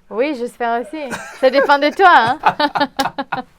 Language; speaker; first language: French; non-native, fluent; English